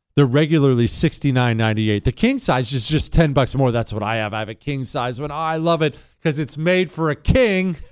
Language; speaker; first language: English; native; English